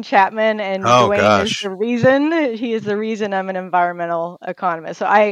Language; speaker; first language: English; native; English